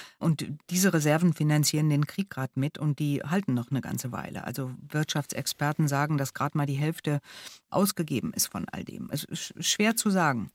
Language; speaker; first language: German; native; German